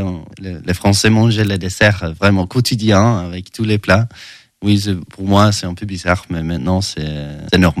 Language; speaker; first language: French; non-native, learner; Swedish